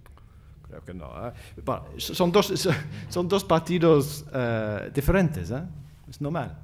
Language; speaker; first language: Spanish; non-native, fluent; English